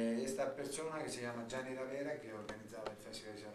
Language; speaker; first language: Spanish; non-native, learner; Italian